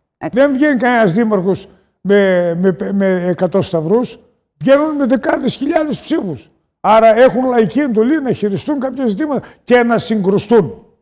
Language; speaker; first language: Greek; native; Greek